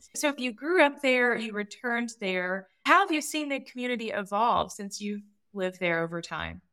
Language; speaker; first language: English; native; English